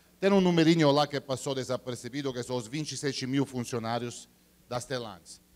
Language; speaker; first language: Portuguese; non-native, fluent; Italian